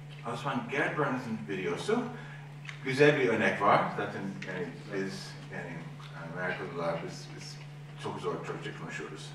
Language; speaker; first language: Turkish; non-native, learner; English